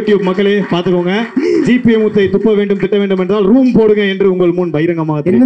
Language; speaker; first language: Tamil; native; Tamil